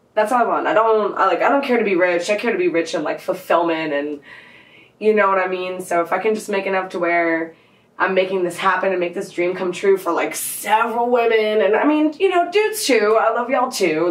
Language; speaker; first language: English; native; English